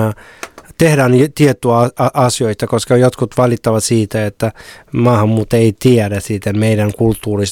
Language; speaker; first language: Finnish; non-native, fluent; Somali